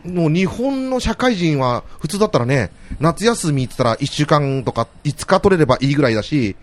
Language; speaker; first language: Japanese; native; Japanese